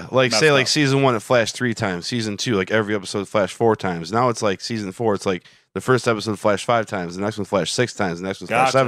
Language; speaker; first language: English; native; English